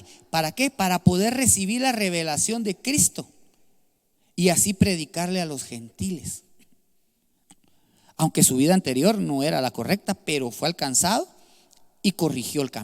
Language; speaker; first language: Spanish; native; Spanish